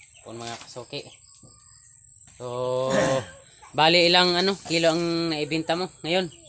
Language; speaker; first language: Filipino; non-native, local second language; Maguindanaon